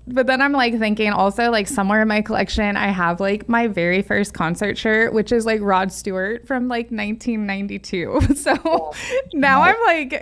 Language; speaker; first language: English; native; English